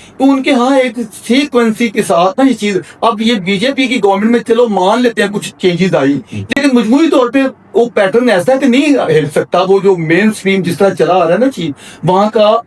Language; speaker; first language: Urdu; non-native, local second language; Punjabi